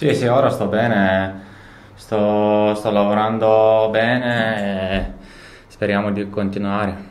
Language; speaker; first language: Italian; non-native, fluent; Lithuanian